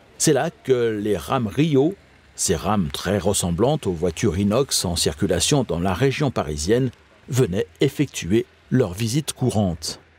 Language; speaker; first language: French; native; French